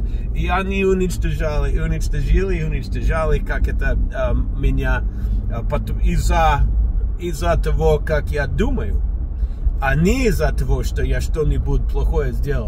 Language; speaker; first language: Russian; non-native, fluent; English